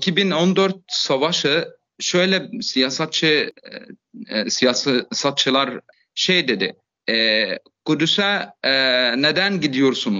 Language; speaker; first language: Turkish; non-native, fluent; Arabic